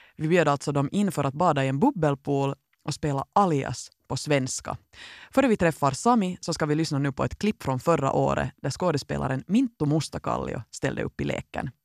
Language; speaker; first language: Swedish; native; Swedish